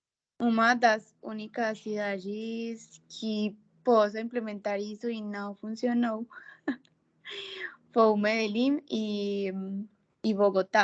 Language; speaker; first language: Portuguese; non-native, fluent; Spanish